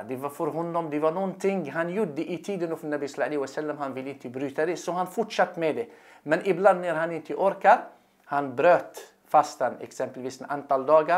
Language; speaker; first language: Swedish; non-native, fluent; Arabic